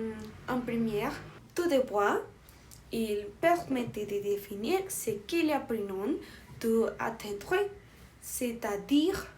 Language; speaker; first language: French; non-native, fluent; Spanish